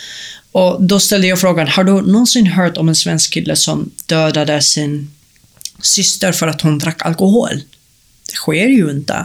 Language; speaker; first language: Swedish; non-native, fluent; Arabic